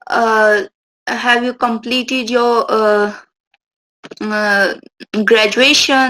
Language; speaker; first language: English; non-native, local second language; Urdu